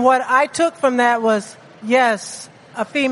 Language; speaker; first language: English; native; English